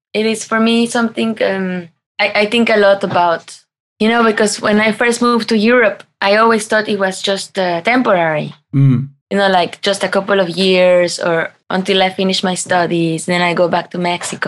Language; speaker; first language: English; non-native, fluent; Spanish